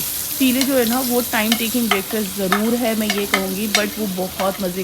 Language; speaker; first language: Hindi; native; Hindi